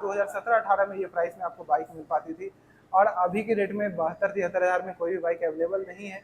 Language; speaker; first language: Hindi; native; Hindi